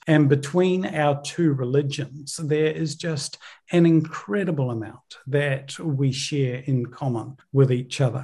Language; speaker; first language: English; native; English